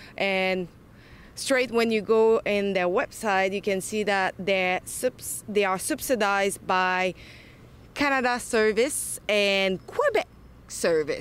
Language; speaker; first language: English; non-native, fluent; French